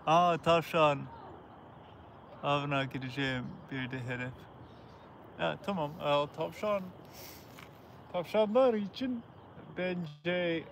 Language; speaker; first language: Turkish; non-native, learner; English